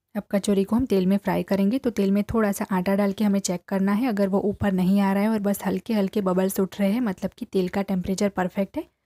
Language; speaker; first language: Hindi; non-native, local second language; Gujarati